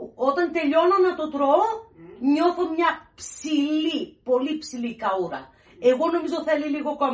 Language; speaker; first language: Greek; early bilingual, other home language; English